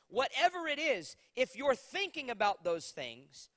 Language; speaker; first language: English; native; English